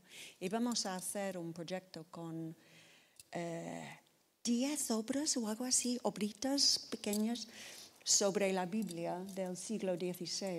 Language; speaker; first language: Spanish; non-native, fluent; English